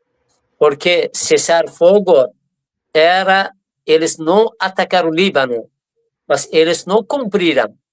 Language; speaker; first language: Portuguese; non-native, fluent; Persian